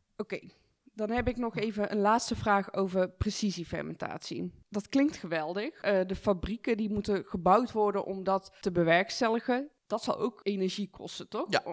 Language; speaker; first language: Dutch; early bilingual, other home language; Persian